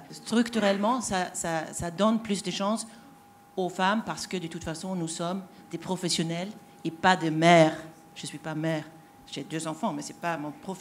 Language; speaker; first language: French; non-native, fluent; Swedish